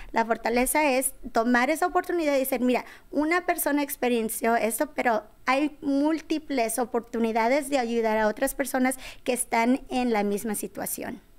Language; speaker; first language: Spanish; early bilingual, heritage; Spanish